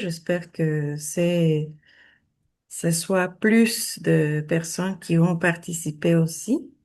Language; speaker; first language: French; non-native, fluent; Spanish